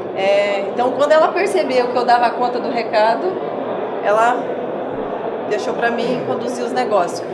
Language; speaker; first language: Portuguese; native; Portuguese